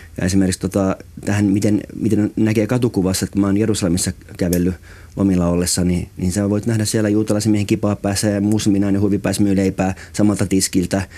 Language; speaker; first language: Finnish; native; Finnish